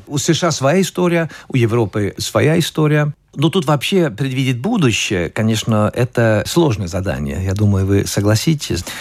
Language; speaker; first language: Russian; non-native, fluent; Swedish